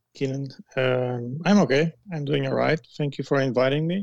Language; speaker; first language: English; non-native, fluent; Portuguese